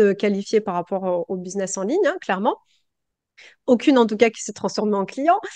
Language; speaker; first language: French; native; French